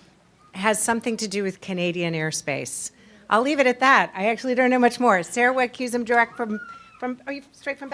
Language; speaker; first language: English; native; English